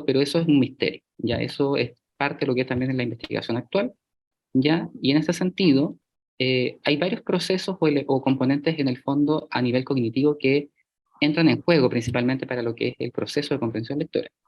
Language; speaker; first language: Spanish; native; Spanish